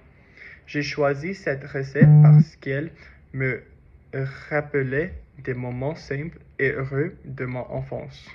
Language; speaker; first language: French; non-native, learner; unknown